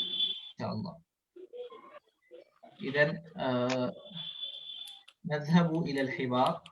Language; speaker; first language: Arabic; non-native, fluent; Urdu